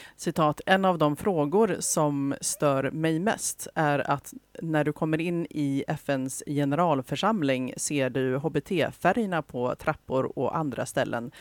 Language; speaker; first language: Swedish; native; Swedish